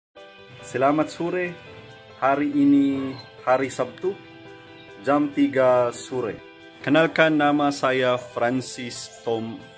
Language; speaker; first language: Indonesian; non-native, learner; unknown